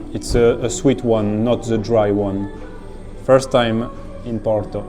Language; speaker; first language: English; non-native, learner; French